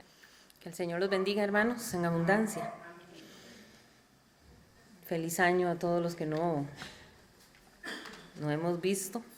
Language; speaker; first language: Spanish; native; Spanish